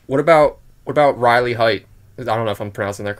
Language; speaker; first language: English; native; English